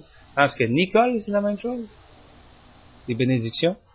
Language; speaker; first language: French; native; French